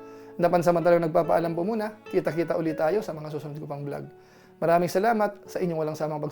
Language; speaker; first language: Filipino; native; Filipino